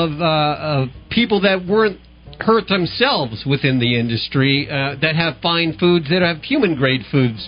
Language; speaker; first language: English; native; English